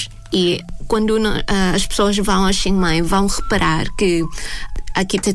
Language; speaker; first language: Portuguese; non-native, fluent; Thai